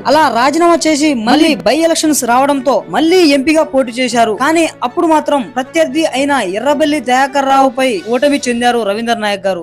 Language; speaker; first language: Telugu; non-native, local second language; Lambadi